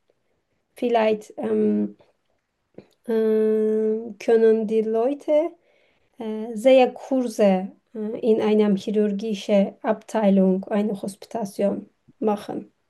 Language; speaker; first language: German; non-native, learner; Turkish